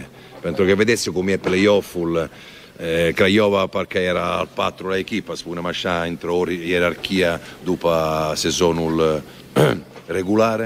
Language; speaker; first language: Romanian; non-native, fluent; Italian